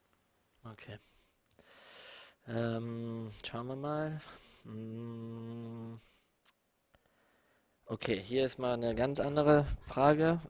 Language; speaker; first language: German; native; German